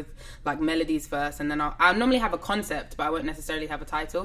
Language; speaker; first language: English; native; English